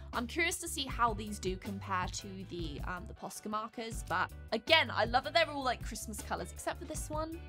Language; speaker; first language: English; native; English